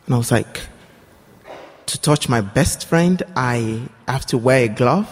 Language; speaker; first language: English; non-native, local second language; Yoruba